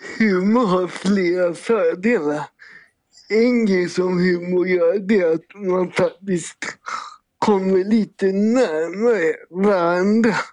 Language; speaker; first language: Swedish; native; Swedish